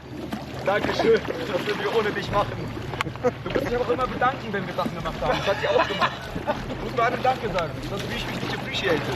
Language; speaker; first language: German; native; German